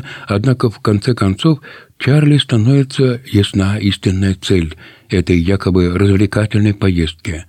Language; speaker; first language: Russian; native; Russian